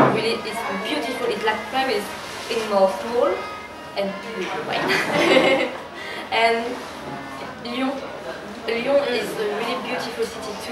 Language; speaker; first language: English; non-native, learner; French